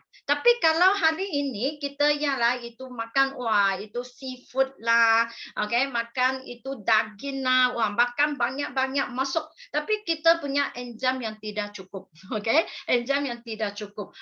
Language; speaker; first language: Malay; non-native, local second language; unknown